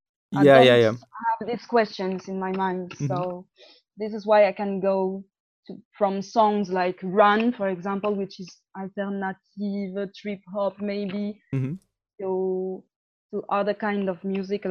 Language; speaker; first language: English; non-native, fluent; French